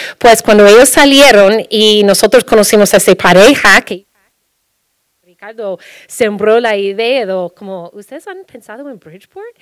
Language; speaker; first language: Spanish; early bilingual, heritage; Spanish